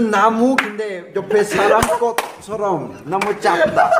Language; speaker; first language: Korean; non-native, learner; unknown